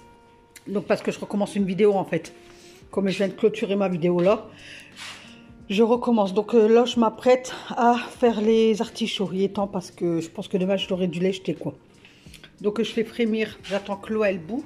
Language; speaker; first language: French; native; French